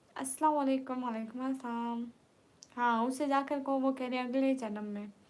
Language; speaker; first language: Urdu; non-native, local second language; Punjabi